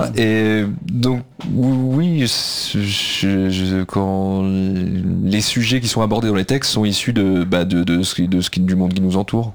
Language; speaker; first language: French; native; French